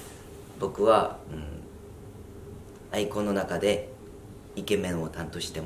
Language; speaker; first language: Japanese; non-native, fluent; Korean